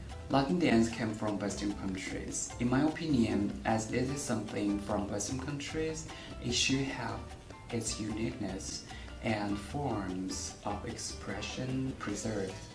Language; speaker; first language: English; non-native, fluent; Chinese